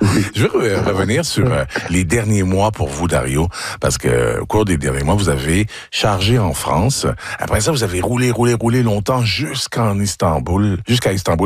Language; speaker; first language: French; native; French